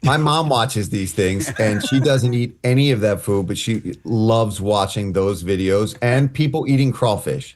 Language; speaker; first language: English; native; English